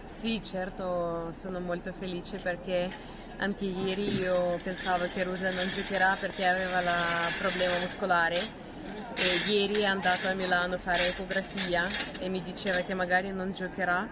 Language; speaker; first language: Italian; non-native, fluent; Ukrainian